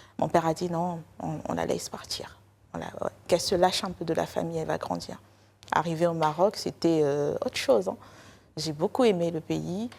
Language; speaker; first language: French; non-native, local second language; Lingala